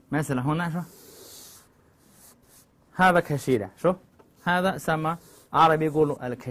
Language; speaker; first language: Arabic; non-native, learner; Chinese